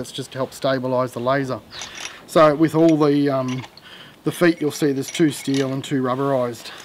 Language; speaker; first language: English; native; English